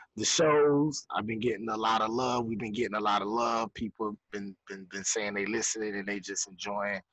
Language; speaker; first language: English; native; English